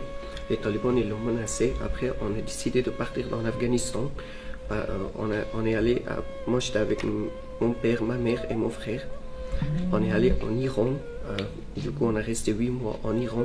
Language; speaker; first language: French; non-native, learner; Persian